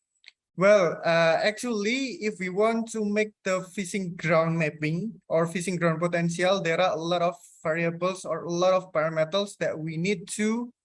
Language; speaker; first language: English; non-native, fluent; Indonesian